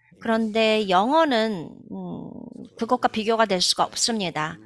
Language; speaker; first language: Korean; native; Korean